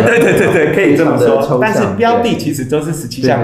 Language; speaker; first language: Chinese; native; Chinese